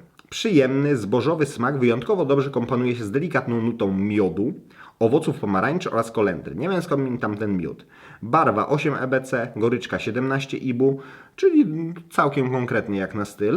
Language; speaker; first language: Polish; native; Polish